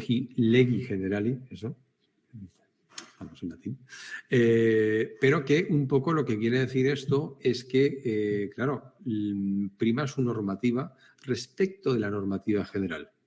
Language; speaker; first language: Spanish; native; Spanish